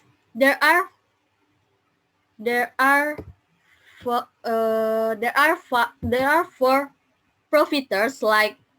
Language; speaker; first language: English; non-native, learner; Indonesian